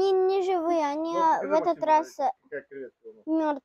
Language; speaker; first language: Russian; early bilingual, heritage; Russian